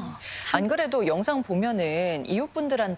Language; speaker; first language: Korean; native; Korean